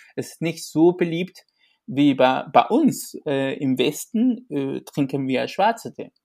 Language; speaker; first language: German; non-native, fluent; Spanish